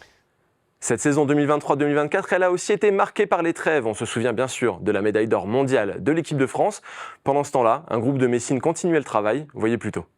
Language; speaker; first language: French; native; French